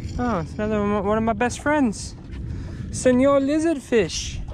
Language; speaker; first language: English; native; English